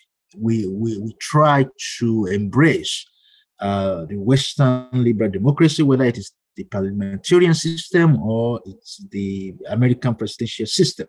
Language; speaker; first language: English; non-native, local second language; Yoruba